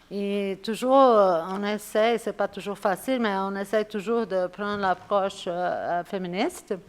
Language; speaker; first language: French; non-native, fluent; Spanish